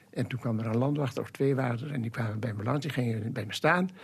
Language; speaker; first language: Dutch; native; Dutch